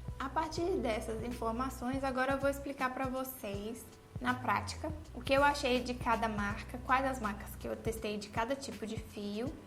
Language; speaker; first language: Portuguese; native; Portuguese